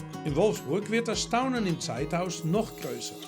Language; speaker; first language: German; native; German